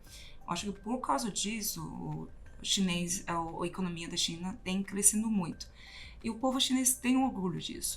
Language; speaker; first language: Portuguese; non-native, fluent; Chinese